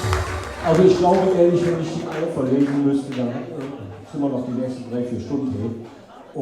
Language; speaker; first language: German; native; German